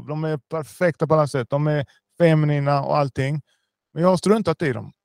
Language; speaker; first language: Swedish; early bilingual, other home language; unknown